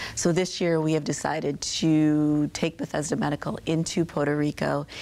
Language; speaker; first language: English; native; English